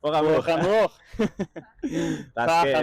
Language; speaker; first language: French; non-native, learner; English